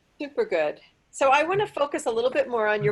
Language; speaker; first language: English; native; English